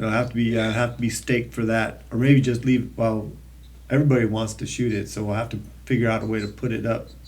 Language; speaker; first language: English; native; English